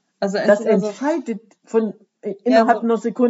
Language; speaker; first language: German; native; German